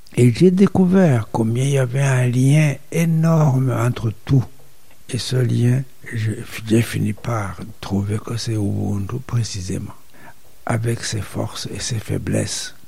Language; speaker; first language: French; non-native, local second language; Rundi